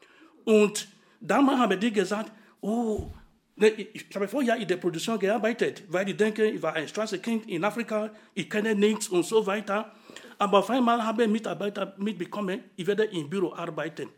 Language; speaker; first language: German; non-native, fluent; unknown